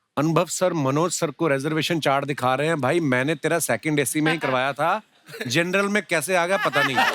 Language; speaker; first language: Hindi; non-native, local second language; Punjabi